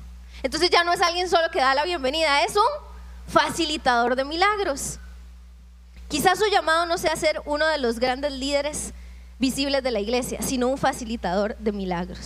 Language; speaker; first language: Spanish; native; Spanish